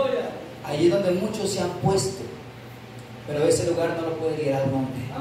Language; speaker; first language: Spanish; native; Spanish